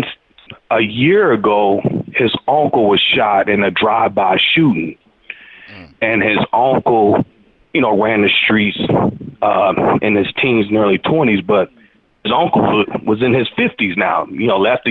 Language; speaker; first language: English; native; English